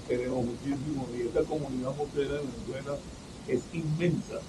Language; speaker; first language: Spanish; native; Spanish